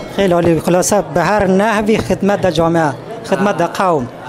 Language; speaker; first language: Persian; native; Persian